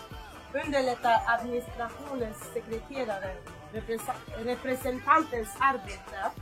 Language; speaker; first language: Swedish; non-native, fluent; Lingala